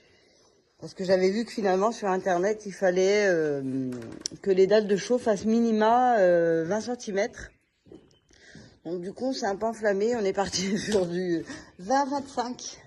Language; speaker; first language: French; native; French